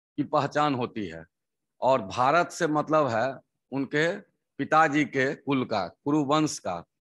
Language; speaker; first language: Hindi; native; Hindi